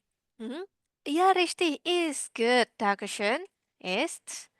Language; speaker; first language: German; non-native, learner; Indonesian